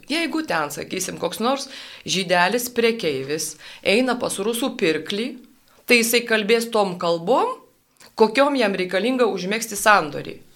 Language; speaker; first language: Lithuanian; native; Lithuanian